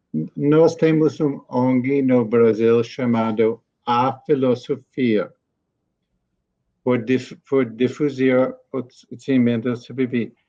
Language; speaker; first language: Portuguese; non-native, learner; English